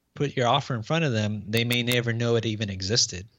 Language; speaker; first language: English; native; English